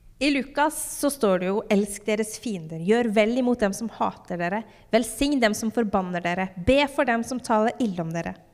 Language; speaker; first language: Norwegian; native; Norwegian